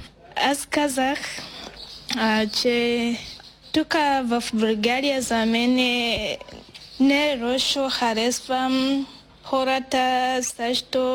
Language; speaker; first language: Bulgarian; non-native, learner; Swahili